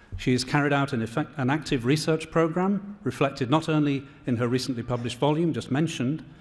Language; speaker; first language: English; native; English